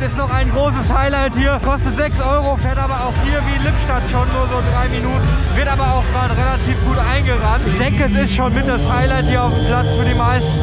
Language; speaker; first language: German; native; German